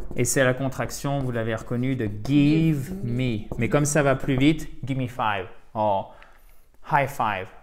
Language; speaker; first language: French; native; French